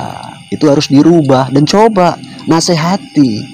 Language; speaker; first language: Indonesian; native; Indonesian